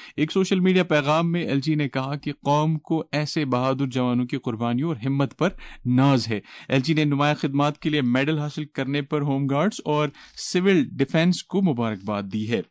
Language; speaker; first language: Urdu; non-native, local second language; Kashmiri